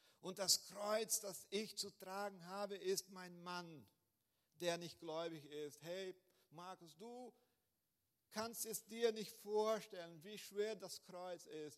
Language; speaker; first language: German; non-native, fluent; Portuguese